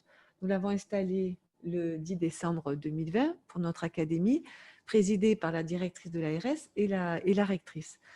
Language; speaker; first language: French; native; French